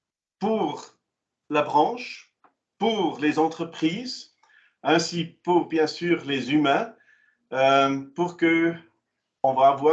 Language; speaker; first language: French; non-native, local second language; German